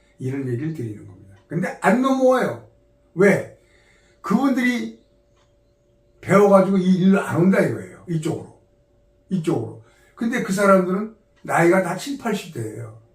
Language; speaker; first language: Korean; native; Korean